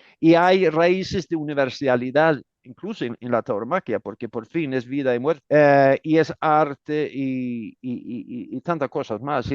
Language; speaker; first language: Spanish; non-native, fluent; Swedish